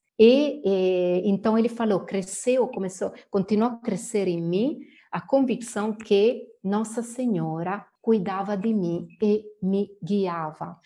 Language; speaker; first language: Portuguese; non-native, fluent; Italian